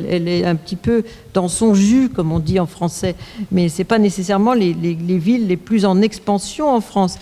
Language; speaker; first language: French; native; French